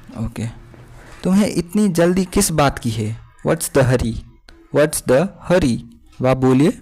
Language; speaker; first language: Hindi; native; Hindi